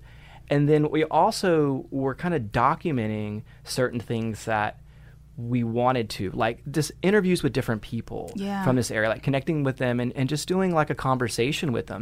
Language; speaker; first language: English; native; English